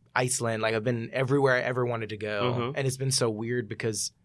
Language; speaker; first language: English; native; English